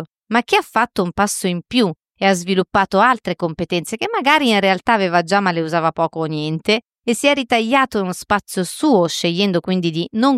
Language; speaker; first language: Italian; native; Italian